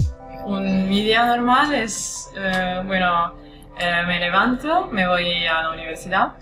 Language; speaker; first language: Spanish; non-native, fluent; Italian